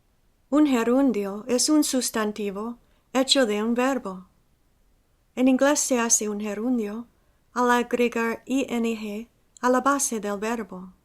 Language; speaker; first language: Spanish; non-native, fluent; English